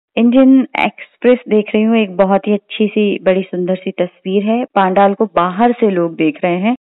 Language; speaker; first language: Hindi; native; Hindi